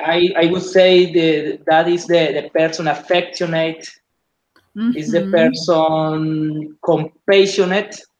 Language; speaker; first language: English; non-native, learner; Spanish